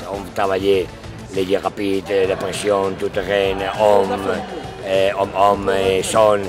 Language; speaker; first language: French; non-native, learner; Spanish